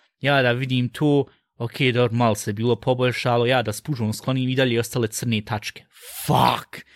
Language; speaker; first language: Bosnian; early bilingual, heritage; Bosnian